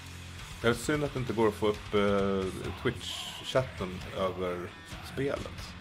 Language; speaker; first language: Swedish; native; Swedish